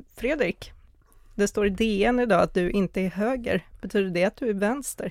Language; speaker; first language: Swedish; native; Swedish